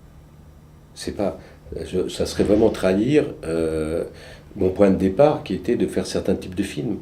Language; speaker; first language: French; early bilingual, other home language; Romanian